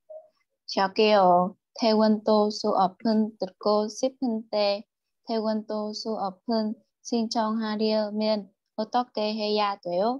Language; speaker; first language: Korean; non-native, learner; Vietnamese